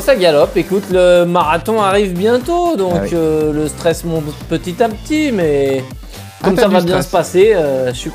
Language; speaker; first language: French; native; French